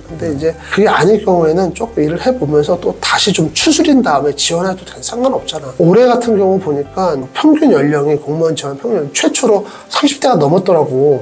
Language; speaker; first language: Korean; native; Korean